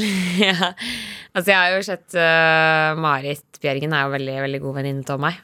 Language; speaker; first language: Norwegian; native; Norwegian